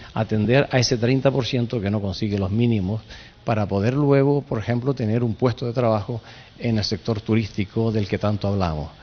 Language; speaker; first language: Spanish; native; Spanish